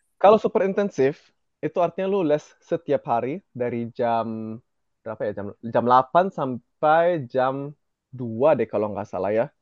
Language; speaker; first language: Indonesian; native; Indonesian